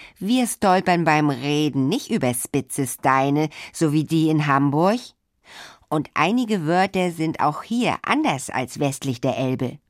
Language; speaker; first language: German; native; German